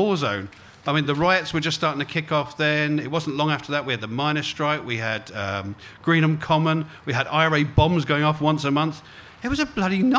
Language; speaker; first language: English; native; English